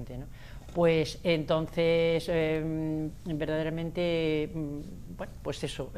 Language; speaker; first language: Spanish; native; Spanish